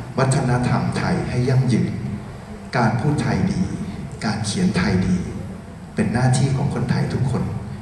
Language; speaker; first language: Thai; native; Thai